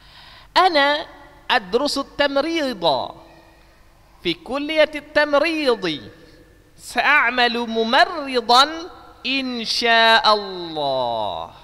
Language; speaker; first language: Arabic; non-native, fluent; Indonesian